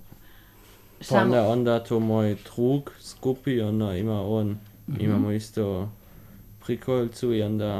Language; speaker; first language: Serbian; early bilingual, heritage; Serbian